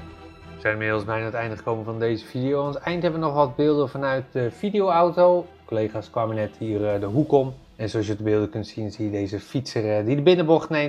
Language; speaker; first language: Dutch; native; Dutch